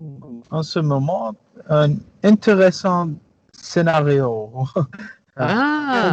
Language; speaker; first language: French; non-native, learner; English